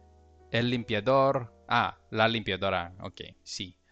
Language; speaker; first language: Spanish; non-native, learner; English